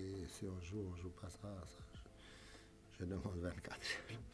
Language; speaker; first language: French; non-native, fluent; Romanian